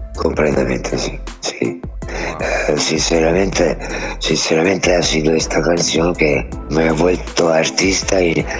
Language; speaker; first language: Spanish; non-native, fluent; Italian